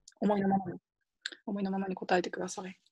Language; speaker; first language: Japanese; native; Japanese